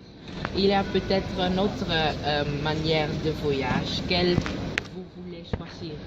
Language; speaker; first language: French; non-native, learner; Dutch